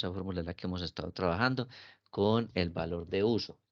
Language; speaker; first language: Spanish; native; Spanish